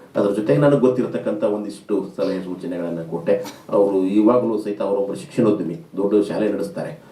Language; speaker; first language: Kannada; native; Kannada